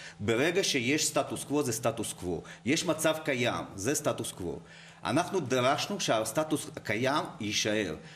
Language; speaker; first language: Hebrew; non-native, fluent; Russian